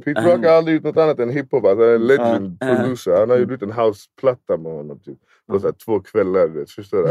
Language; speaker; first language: Swedish; native; Swedish